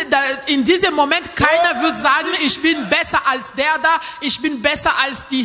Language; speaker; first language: German; non-native, learner; French